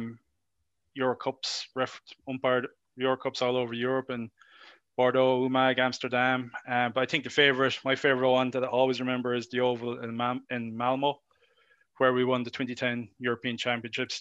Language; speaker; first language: English; native; English